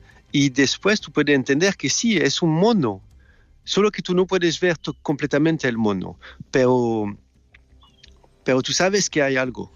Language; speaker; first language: Spanish; non-native, fluent; French